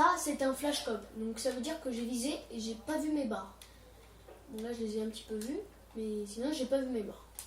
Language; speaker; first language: French; native; French